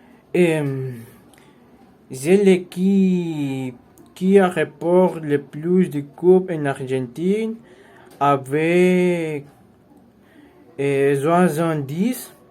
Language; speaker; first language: French; non-native, learner; Spanish